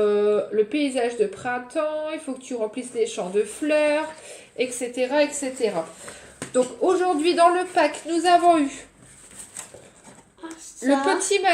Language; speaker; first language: French; native; French